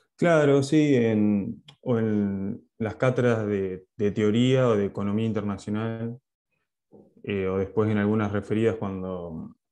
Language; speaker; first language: Spanish; non-native, fluent; French